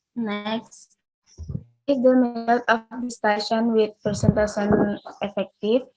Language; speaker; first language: English; non-native, learner; Indonesian